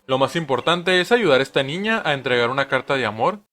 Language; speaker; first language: Spanish; native; Spanish